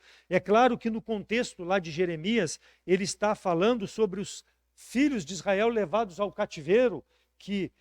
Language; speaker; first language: Portuguese; native; Portuguese